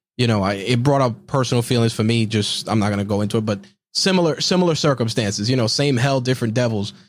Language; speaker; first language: English; early bilingual, other home language; Spanish